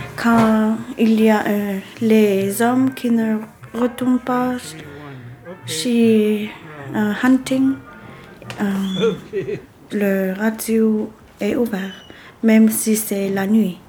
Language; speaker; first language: French; non-native, local second language; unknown